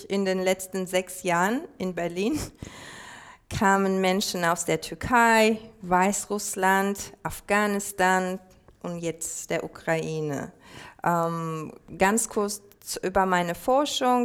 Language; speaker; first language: German; non-native, fluent; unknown